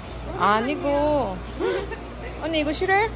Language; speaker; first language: Korean; non-native, learner; Filipino